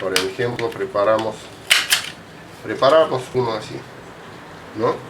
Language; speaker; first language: Spanish; non-native, fluent; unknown